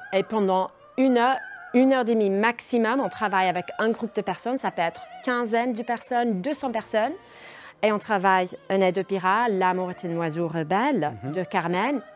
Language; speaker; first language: French; non-native, fluent; English